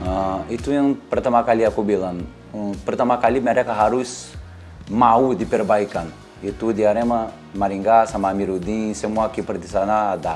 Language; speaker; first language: Indonesian; non-native, learner; Portuguese